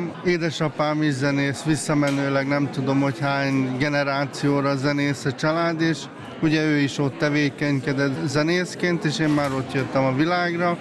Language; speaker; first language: Hungarian; native; Hungarian